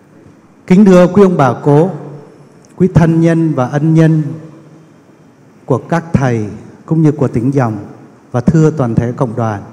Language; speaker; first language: Vietnamese; native; Vietnamese